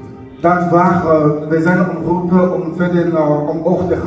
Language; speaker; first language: Dutch; non-native, learner; Lingala